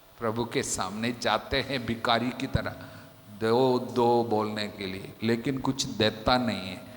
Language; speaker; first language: Hindi; non-native, local second language; Malayalam